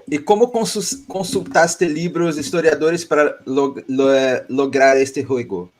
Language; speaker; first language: Spanish; non-native, learner; Portuguese